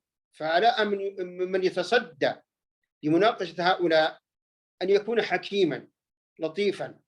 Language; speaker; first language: Arabic; native; Arabic